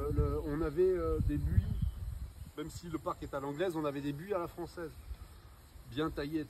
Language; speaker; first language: French; native; French